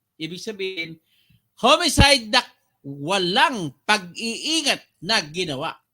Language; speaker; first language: Filipino; non-native, local second language; Cebuano